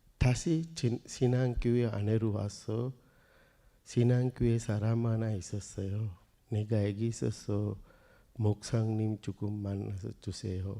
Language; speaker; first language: Korean; non-native, learner; Sinhala